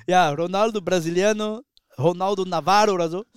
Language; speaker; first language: German; non-native, learner; Portuguese